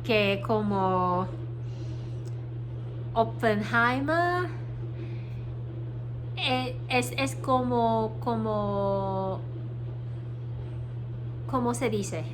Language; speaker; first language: Spanish; non-native, learner; Cantonese